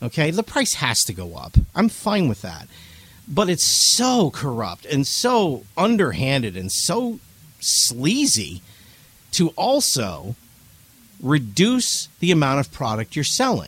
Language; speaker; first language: English; native; English